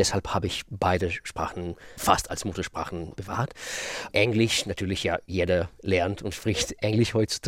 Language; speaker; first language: German; non-native, fluent; Russian